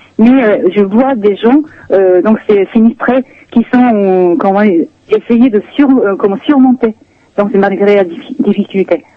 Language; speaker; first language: French; non-native, fluent; Japanese